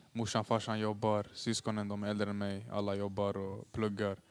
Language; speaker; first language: Swedish; early bilingual, other home language; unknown